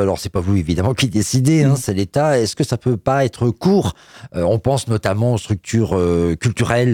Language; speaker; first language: French; native; French